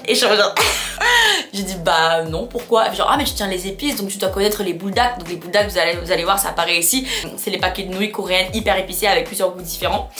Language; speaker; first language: French; non-native, fluent; Khmer